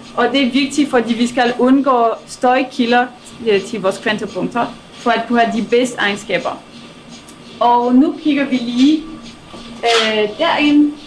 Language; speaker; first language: Danish; non-native, fluent; French